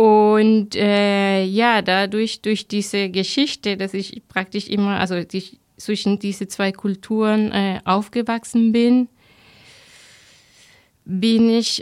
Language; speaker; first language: German; non-native, fluent; Spanish